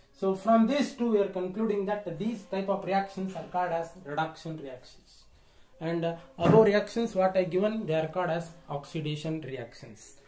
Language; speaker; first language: English; non-native, local second language; Kannada